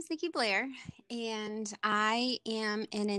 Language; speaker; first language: English; native; English